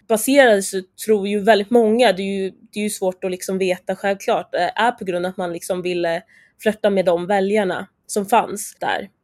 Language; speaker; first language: Swedish; native; Swedish